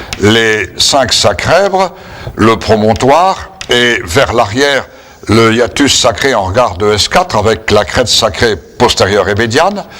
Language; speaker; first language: French; native; French